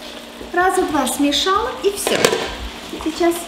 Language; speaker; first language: Russian; non-native, fluent; Armenian